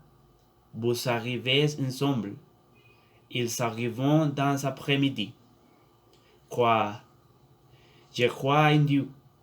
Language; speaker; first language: French; non-native, learner; Spanish